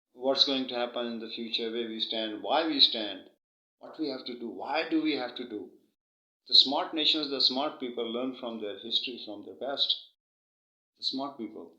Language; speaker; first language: English; non-native, local second language; Urdu